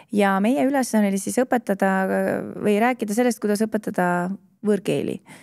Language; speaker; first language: Estonian; native; Estonian